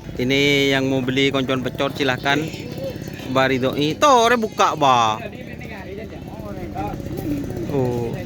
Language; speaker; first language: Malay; non-native, local second language; Madurese